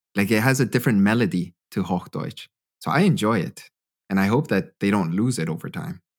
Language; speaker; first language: English; native; English